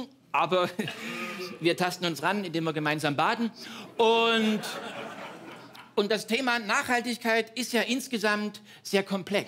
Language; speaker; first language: German; native; German